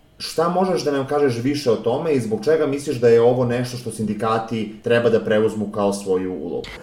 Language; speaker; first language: Serbian; native; Serbian